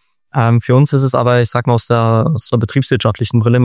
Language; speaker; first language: German; native; German